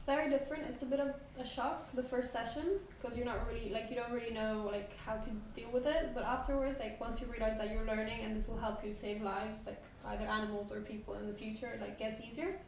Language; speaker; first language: English; non-native, fluent; Polish